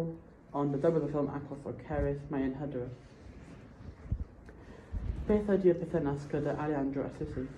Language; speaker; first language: Welsh; non-native, local second language; English